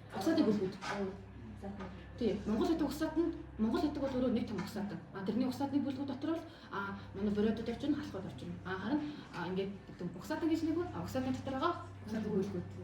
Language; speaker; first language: Mongolian; native; Mongolian